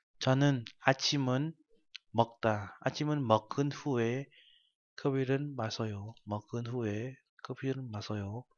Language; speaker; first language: Korean; non-native, fluent; Vietnamese